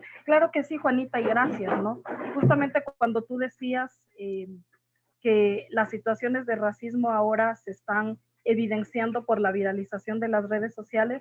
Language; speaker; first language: Spanish; native; Spanish